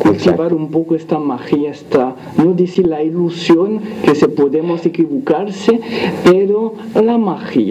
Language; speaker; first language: Spanish; non-native, learner; French